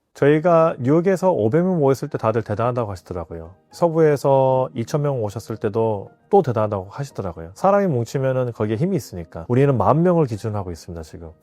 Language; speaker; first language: Korean; native; Korean